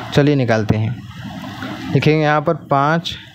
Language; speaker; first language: Hindi; native; Hindi